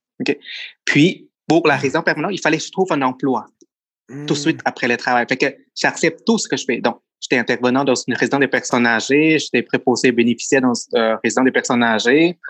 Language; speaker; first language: French; non-native, fluent; Thai